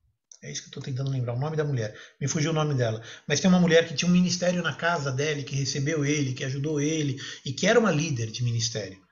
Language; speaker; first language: Portuguese; native; Portuguese